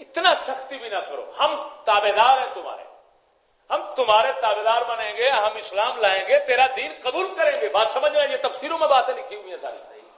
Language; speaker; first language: Urdu; non-native, local second language; Punjabi